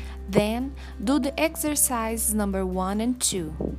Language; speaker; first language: English; non-native, fluent; Portuguese